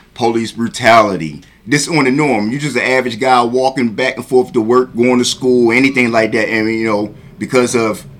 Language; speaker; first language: English; native; English